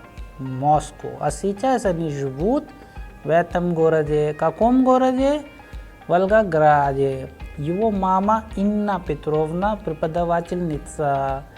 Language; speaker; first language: Russian; non-native, fluent; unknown